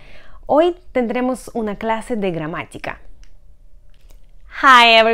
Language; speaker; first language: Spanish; non-native, fluent; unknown